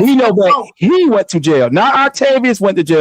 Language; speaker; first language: English; native; English